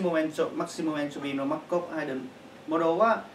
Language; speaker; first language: Japanese; non-native, learner; Chinese